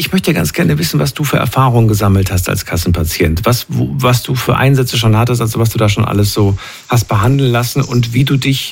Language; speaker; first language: German; native; German